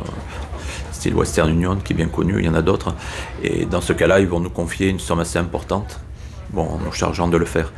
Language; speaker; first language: French; native; French